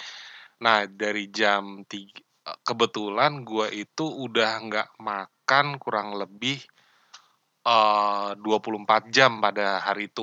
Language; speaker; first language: Indonesian; native; Indonesian